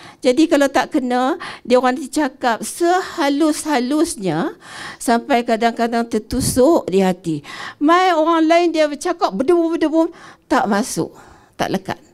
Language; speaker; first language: Malay; native; Malay